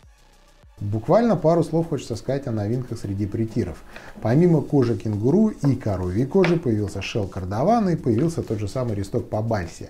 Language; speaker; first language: Russian; native; Russian